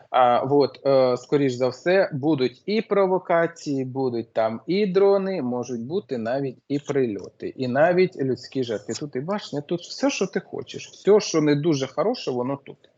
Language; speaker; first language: Ukrainian; non-native, local second language; Russian